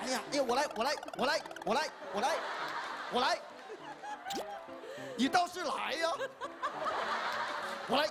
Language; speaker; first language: Chinese; native; Chinese